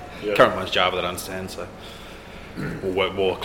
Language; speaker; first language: English; native; English